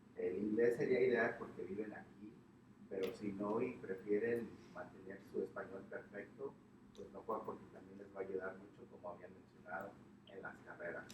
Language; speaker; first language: Spanish; early bilingual, heritage; Spanish